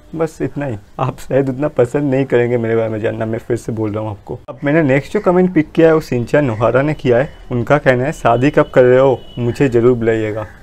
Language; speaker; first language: Hindi; non-native, local second language; Bangla